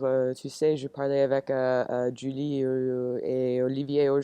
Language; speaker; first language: French; non-native, learner; English